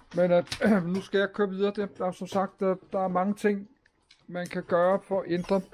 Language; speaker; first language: Danish; native; Danish